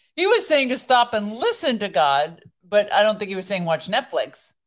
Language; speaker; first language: English; early bilingual, other home language; Persian